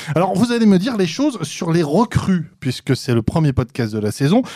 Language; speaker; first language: French; native; French